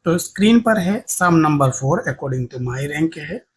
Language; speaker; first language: Hindi; non-native, local second language; Gujarati